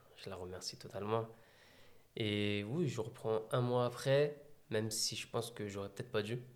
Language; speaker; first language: French; native; French